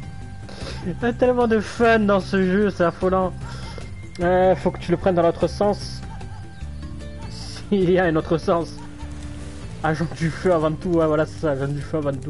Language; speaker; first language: French; native; French